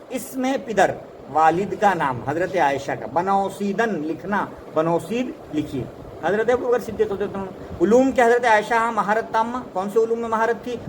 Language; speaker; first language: Urdu; native; Urdu